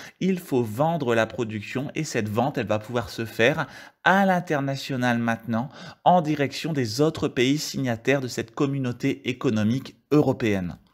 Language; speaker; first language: French; native; French